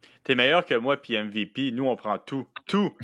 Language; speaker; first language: French; native; French